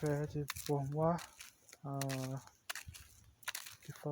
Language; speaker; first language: French; non-native, learner; Portuguese